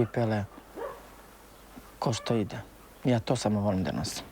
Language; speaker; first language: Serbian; non-native, local second language; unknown